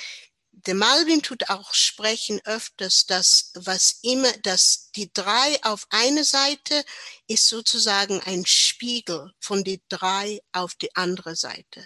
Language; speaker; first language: German; non-native, learner; English